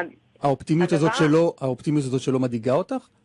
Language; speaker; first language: Hebrew; native; Hebrew